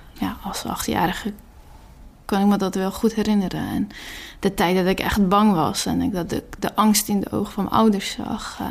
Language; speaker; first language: Dutch; early bilingual, other home language; Persian